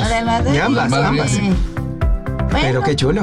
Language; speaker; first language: Spanish; native; Spanish